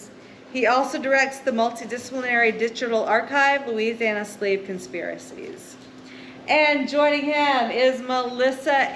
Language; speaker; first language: English; native; English